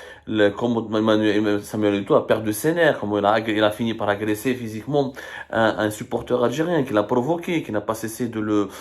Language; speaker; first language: French; non-native, local second language; Arabic